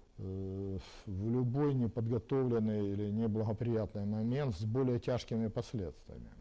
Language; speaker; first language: Russian; native; Russian